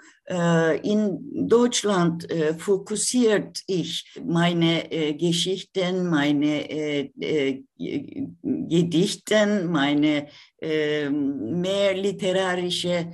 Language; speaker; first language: German; non-native, learner; Turkish